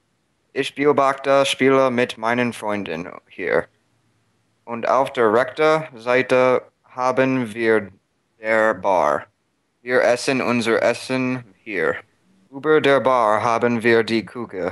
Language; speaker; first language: German; non-native, learner; English